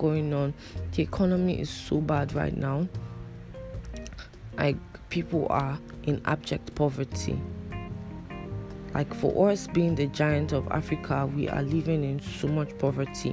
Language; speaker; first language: English; non-native, local second language; Igbo